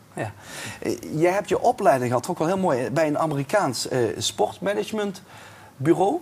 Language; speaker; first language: Dutch; native; Dutch